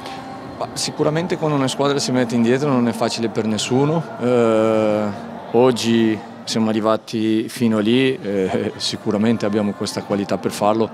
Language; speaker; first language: Italian; non-native, fluent; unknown